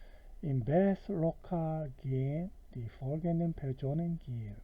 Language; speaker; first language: German; non-native, fluent; Korean